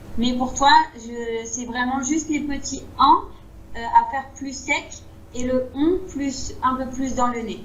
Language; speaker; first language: French; native; French